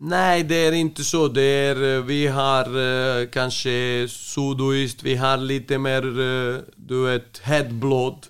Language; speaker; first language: Swedish; non-native, fluent; Serbian